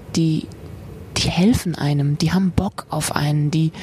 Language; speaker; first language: German; native; German